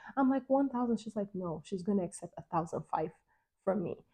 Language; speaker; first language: English; non-native, local second language; Yoruba